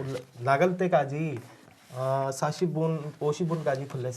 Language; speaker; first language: Korean; non-native, learner; Urdu